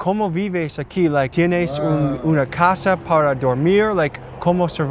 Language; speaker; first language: Spanish; non-native, learner; English